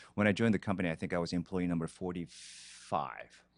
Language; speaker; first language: English; non-native, fluent; Korean